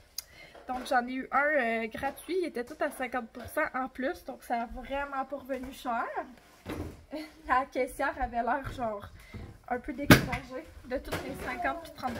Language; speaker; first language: French; native; French